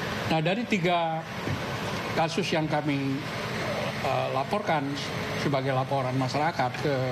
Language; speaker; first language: Indonesian; native; Indonesian